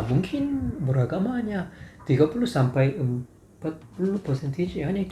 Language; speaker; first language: Indonesian; non-native, learner; Korean